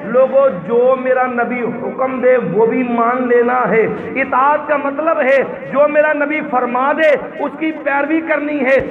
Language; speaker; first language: Urdu; non-native, local second language; Punjabi